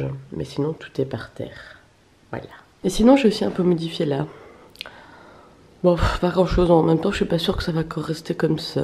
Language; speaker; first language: French; native; French